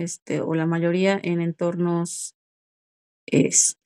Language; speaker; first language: Spanish; native; Spanish